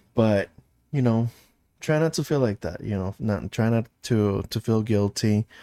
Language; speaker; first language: English; early bilingual, other home language; Spanish